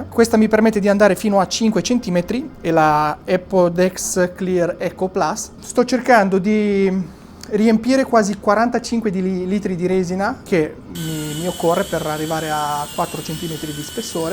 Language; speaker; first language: Italian; native; Italian